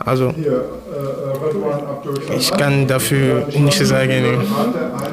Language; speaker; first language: German; non-native, fluent; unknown